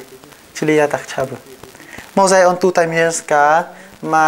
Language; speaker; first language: Polish; non-native, learner; Vietnamese